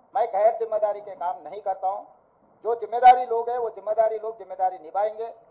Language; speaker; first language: Hindi; non-native, local second language; Telugu